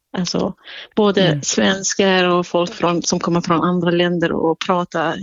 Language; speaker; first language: Swedish; non-native, fluent; Kurdish